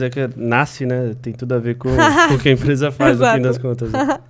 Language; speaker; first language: Portuguese; native; Portuguese